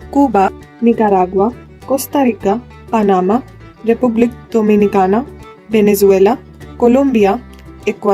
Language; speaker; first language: Spanish; non-native, learner; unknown